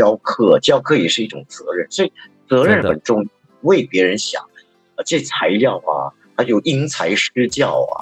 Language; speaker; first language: Chinese; native; Chinese